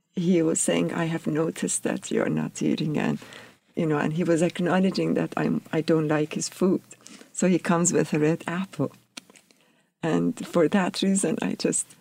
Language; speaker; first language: English; non-native, fluent; Persian